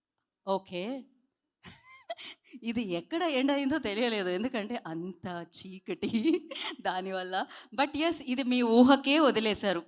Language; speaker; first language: Telugu; native; Telugu